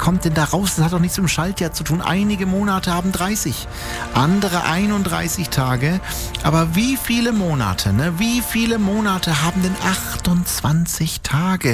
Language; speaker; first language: German; native; German